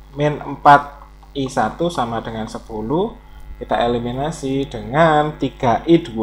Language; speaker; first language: Indonesian; native; Indonesian